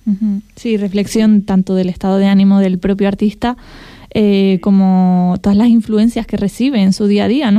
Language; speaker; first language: Spanish; native; Spanish